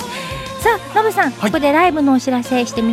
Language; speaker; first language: Japanese; native; Japanese